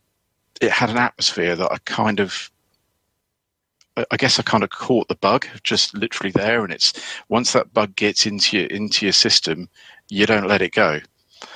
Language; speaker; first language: English; native; English